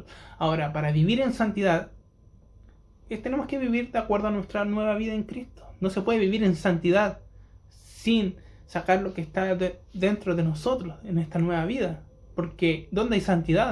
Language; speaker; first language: Spanish; native; Spanish